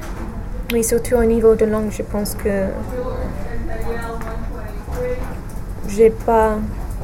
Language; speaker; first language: French; non-native, fluent; English